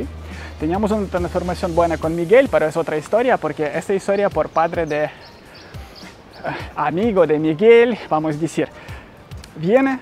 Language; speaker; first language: Spanish; non-native, learner; Ukrainian